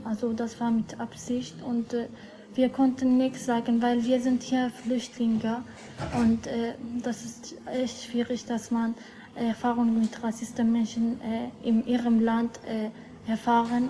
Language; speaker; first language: German; non-native, learner; Arabic